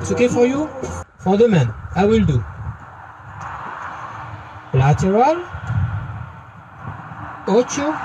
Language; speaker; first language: English; non-native, learner; French